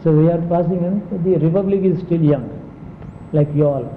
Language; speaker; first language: English; non-native, local second language; Telugu